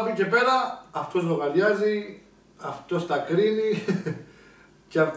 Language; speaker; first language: Greek; native; Greek